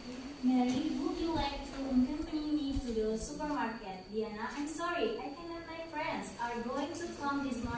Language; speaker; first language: English; non-native, learner; Indonesian